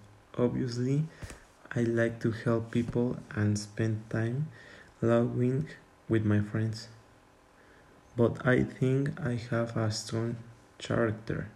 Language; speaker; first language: English; non-native, learner; Spanish